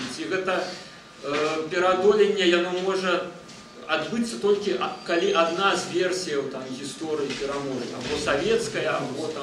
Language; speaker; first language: Belarusian; native; Belarusian